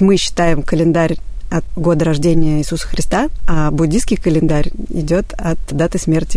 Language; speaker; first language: Russian; native; Russian